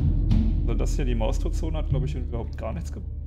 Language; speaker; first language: German; native; German